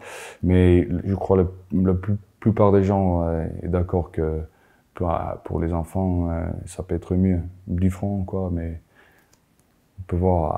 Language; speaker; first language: French; non-native, fluent; Afrikaans